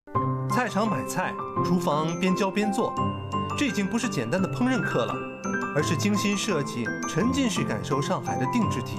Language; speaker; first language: Chinese; native; Chinese